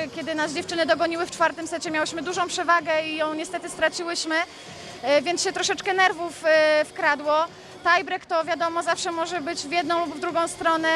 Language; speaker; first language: Polish; native; Polish